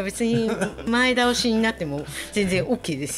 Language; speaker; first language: Japanese; native; Japanese